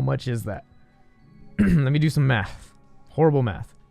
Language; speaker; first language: English; native; English